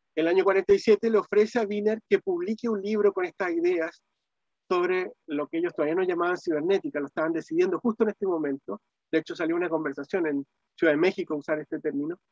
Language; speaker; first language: Spanish; native; Spanish